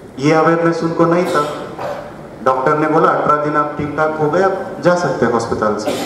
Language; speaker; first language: Hindi; non-native, local second language; Kannada